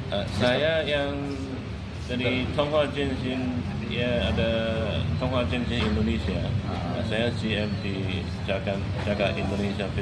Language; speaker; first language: Indonesian; non-native, learner; Chinese